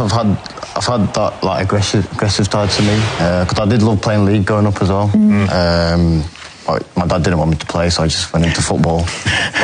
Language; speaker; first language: English; native; English